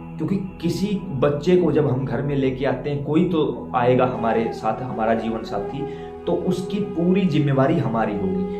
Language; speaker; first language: Hindi; native; Hindi